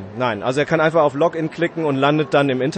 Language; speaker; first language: German; native; German